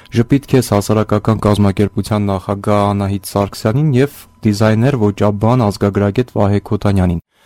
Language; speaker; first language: Armenian; native; Armenian